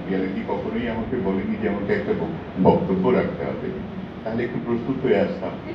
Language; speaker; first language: Bangla; non-native, fluent; Hindi